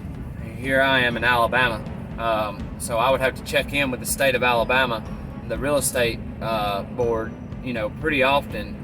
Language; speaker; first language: English; native; English